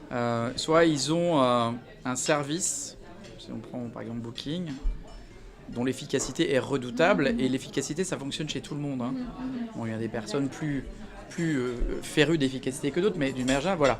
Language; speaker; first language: French; native; French